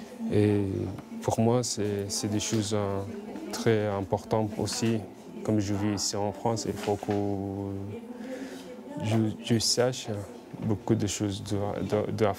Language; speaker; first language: French; non-native, fluent; Arabic